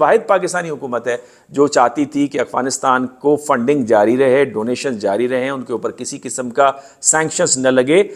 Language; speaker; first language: Urdu; non-native, local second language; Sindhi